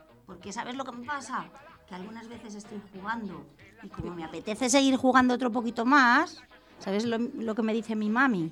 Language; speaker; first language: Spanish; native; Spanish